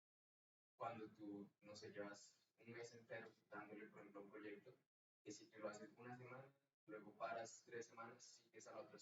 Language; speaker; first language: Spanish; native; Spanish